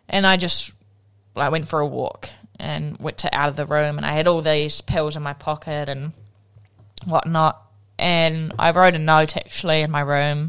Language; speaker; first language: English; native; English